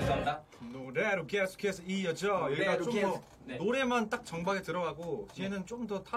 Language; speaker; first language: Korean; native; Korean